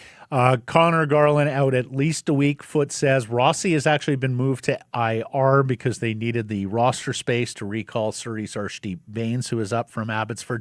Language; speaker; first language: English; native; English